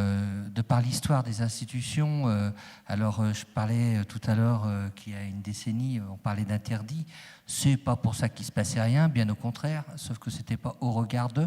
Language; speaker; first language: French; native; French